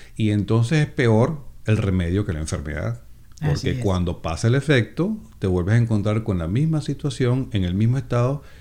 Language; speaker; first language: Spanish; native; Spanish